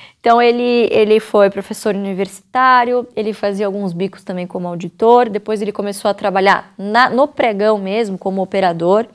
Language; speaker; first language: Portuguese; native; Portuguese